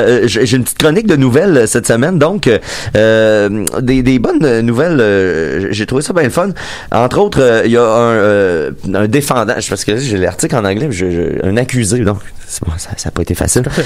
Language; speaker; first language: French; native; French